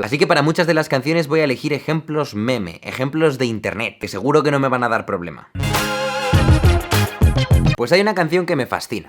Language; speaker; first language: Spanish; native; Spanish